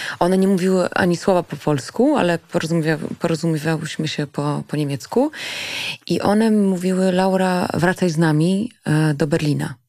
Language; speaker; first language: Polish; early bilingual, other home language; German